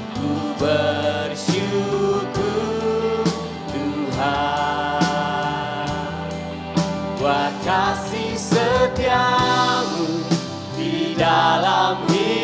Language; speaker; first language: Indonesian; native; Indonesian